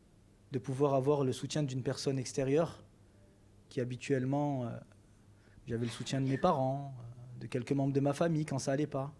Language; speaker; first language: French; native; French